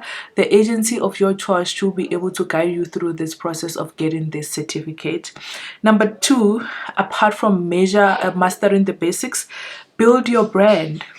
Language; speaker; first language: English; non-native, local second language; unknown